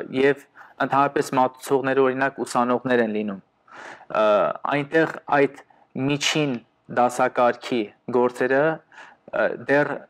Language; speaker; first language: Armenian; early bilingual, heritage; Armenian